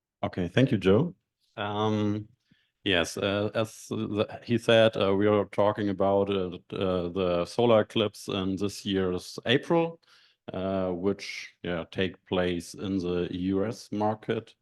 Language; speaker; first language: English; non-native, fluent; German